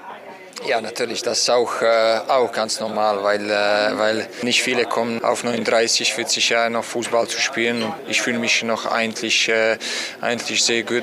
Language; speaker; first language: German; non-native, fluent; Bosnian